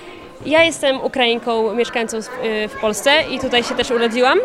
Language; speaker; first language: Polish; non-native, local second language; Ukrainian